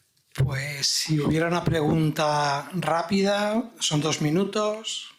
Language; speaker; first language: Spanish; native; Spanish